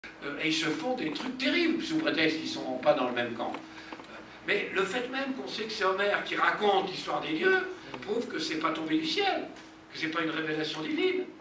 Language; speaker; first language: French; native; French